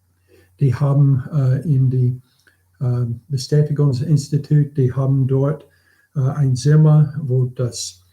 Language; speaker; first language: German; non-native, fluent; English